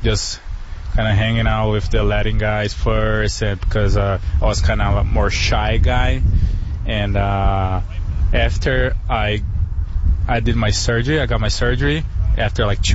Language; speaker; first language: English; non-native, fluent; Portuguese